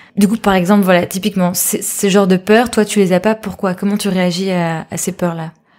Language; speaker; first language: French; native; French